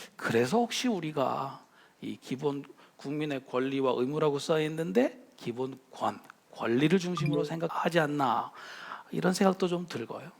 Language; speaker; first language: Korean; native; Korean